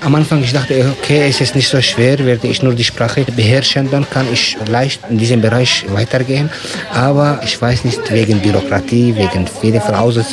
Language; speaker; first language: German; non-native, learner; Arabic